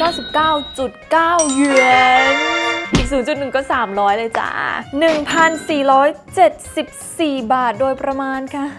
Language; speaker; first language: Thai; native; Thai